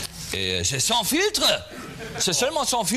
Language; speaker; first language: French; non-native, learner; German